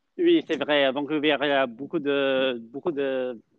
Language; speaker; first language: French; non-native, learner; English